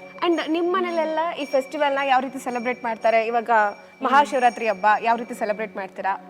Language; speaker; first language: Kannada; native; Kannada